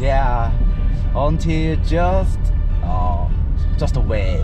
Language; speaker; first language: English; non-native, learner; Korean